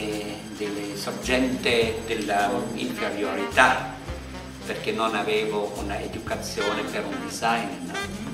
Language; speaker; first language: Italian; non-native, learner; German